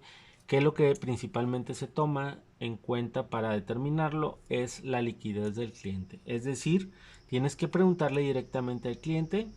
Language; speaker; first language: Spanish; native; Spanish